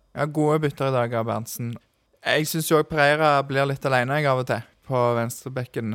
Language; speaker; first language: Norwegian; native; Norwegian